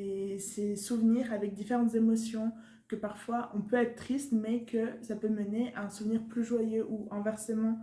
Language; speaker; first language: French; native; French